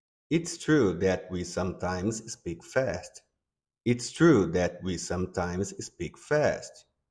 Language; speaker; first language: English; non-native, fluent; Portuguese